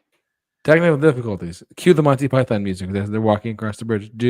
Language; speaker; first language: English; native; English